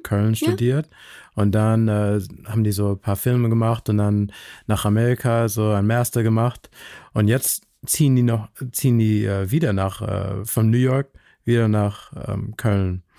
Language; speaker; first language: German; non-native, fluent; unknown